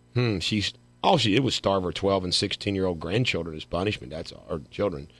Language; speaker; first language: English; native; English